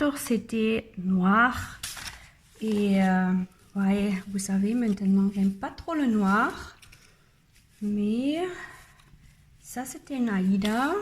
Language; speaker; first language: French; non-native, learner; German